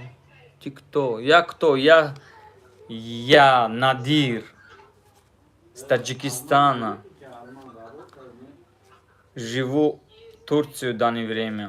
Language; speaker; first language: Russian; non-native, learner; Tajik